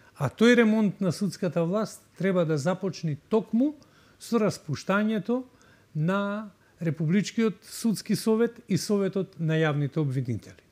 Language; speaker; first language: Macedonian; native; Macedonian